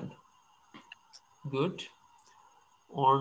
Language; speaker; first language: German; non-native, fluent; Urdu